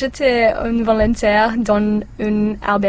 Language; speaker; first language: French; non-native, learner; English